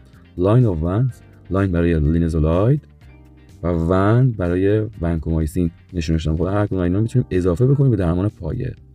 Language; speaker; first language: Persian; native; Persian